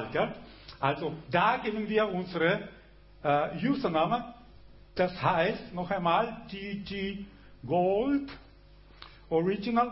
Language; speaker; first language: German; non-native, fluent; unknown